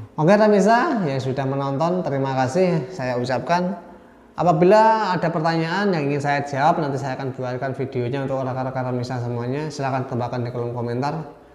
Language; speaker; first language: Indonesian; native; Indonesian